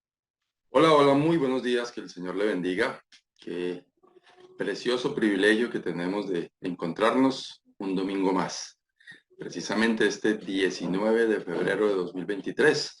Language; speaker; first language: Spanish; native; Spanish